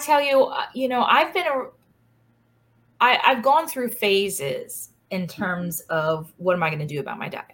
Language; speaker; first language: English; native; English